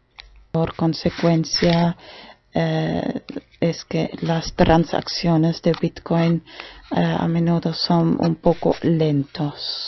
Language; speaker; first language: Spanish; non-native, fluent; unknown